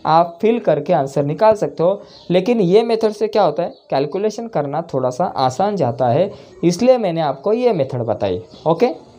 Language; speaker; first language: Hindi; non-native, local second language; Marathi